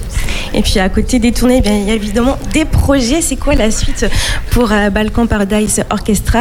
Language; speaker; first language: French; native; French